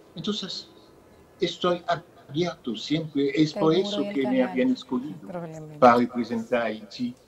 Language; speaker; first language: Spanish; non-native, fluent; Haitian Creole